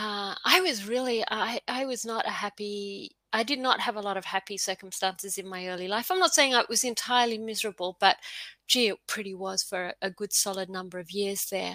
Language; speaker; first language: English; native; English